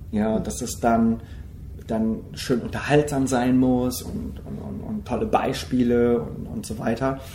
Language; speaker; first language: German; early bilingual, other home language; Korean